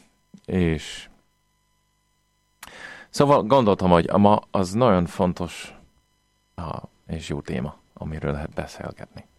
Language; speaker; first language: Hungarian; non-native, fluent; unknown